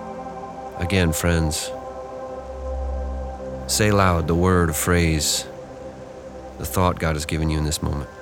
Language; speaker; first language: English; native; English